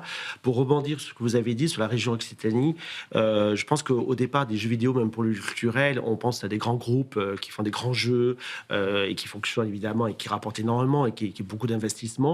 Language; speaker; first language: French; native; French